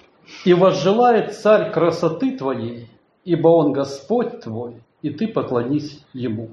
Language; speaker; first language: Polish; non-native, learner; Russian